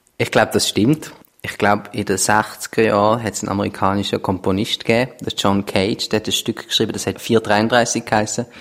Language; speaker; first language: German; native; German